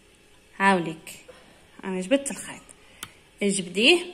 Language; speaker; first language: Arabic; native; Arabic